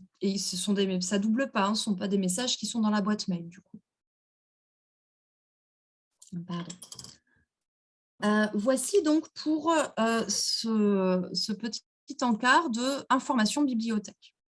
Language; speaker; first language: French; native; French